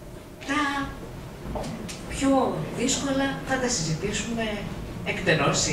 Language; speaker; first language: Greek; native; Greek